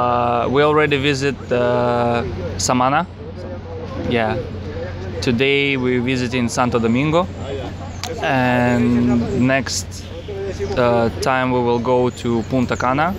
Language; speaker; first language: English; non-native, learner; Russian